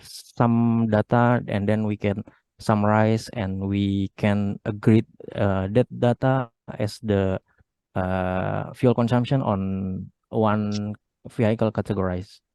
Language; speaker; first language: English; non-native, learner; Indonesian